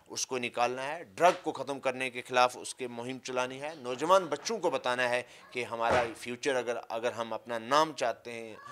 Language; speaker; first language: Urdu; non-native, local second language; Punjabi